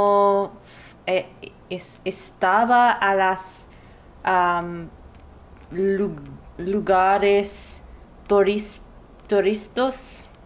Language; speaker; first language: Spanish; non-native, learner; English